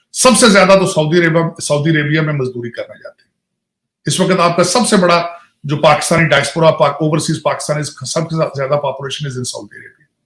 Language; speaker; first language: Urdu; native; Urdu